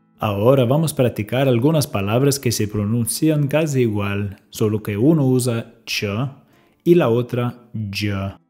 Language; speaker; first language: Spanish; non-native, fluent; English